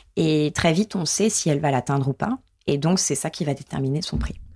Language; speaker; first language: French; native; French